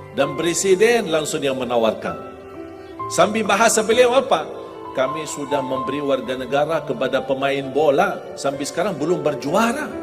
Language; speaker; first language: Indonesian; non-native, fluent; Arabic